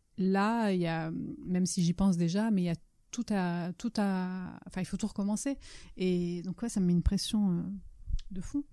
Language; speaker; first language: French; early bilingual, other home language; Italian